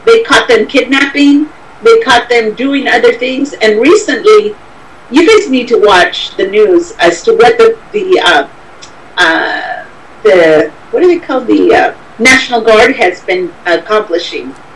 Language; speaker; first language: English; native; English